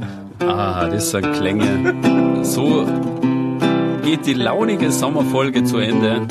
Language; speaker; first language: German; native; German